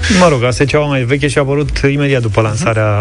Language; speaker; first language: Romanian; native; Romanian